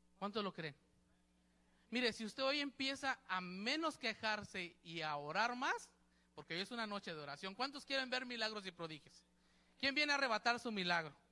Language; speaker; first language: Spanish; native; Spanish